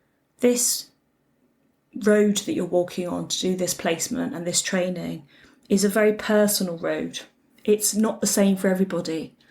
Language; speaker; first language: English; native; English